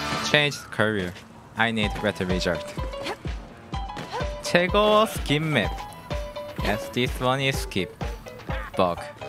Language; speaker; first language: English; non-native, learner; Korean